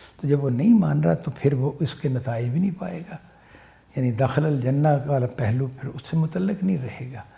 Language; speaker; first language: Urdu; non-native, local second language; Punjabi